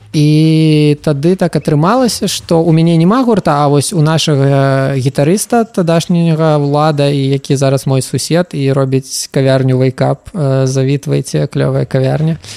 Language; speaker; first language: Belarusian; non-native, local second language; Russian